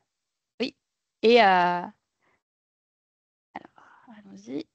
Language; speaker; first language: French; native; French